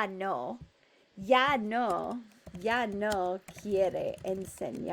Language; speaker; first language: Spanish; non-native, fluent; English